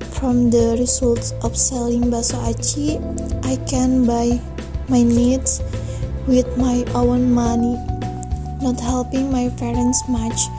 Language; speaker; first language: English; non-native, learner; Indonesian